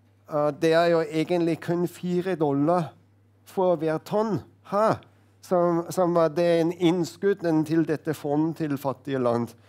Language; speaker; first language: Norwegian; non-native, fluent; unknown